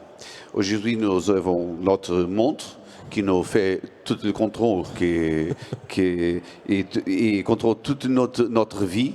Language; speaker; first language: French; non-native, learner; Portuguese